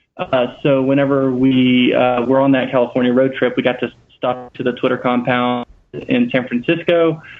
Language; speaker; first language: English; native; English